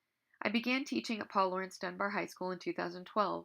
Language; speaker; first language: English; native; English